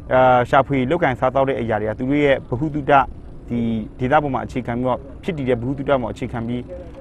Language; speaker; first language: Burmese; non-native, local second language; Karen languages